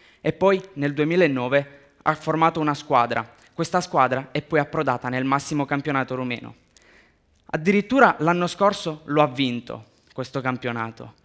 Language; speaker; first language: Italian; early bilingual, other home language; Romanian